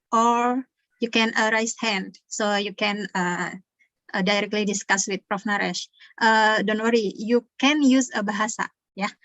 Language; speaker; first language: English; non-native, learner; Indonesian